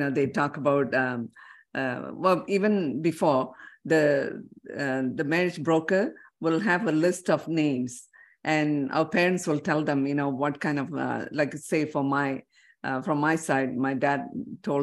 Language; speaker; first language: English; non-native, local second language; Tamil